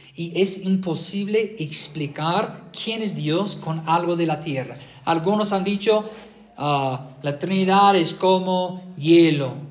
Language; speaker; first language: Spanish; non-native, fluent; English